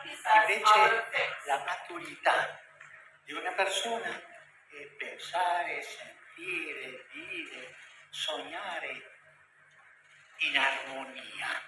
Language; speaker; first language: Italian; non-native, fluent; Spanish